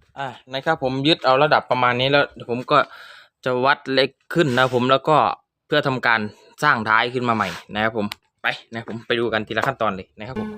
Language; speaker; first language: Thai; native; Thai